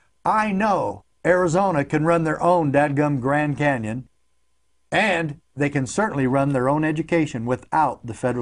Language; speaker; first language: English; native; English